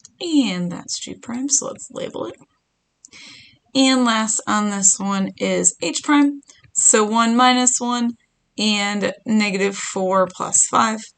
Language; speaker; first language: English; native; English